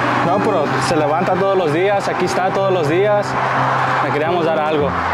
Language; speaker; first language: Spanish; early bilingual, heritage; Spanish